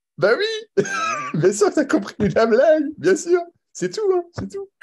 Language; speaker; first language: French; native; French